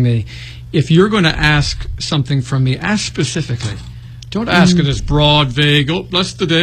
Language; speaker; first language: English; native; English